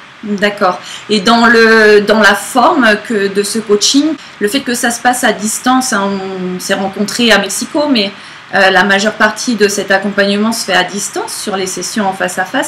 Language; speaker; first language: French; native; French